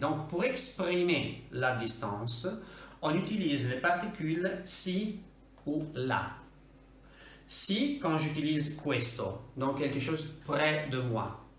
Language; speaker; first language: French; non-native, fluent; Italian